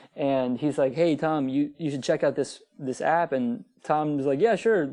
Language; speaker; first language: English; native; English